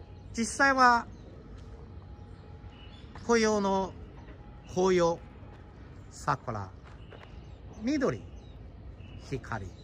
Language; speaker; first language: Japanese; non-native, fluent; Chinese